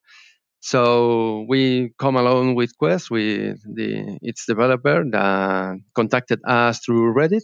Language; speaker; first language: English; non-native, learner; Spanish